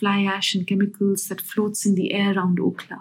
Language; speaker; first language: English; non-native, local second language; Hindi